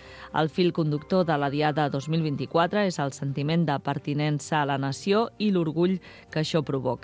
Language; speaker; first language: Catalan; native; Catalan